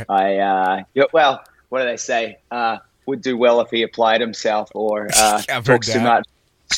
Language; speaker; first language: English; native; English